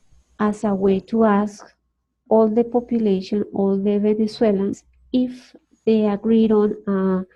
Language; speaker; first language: English; non-native, fluent; Spanish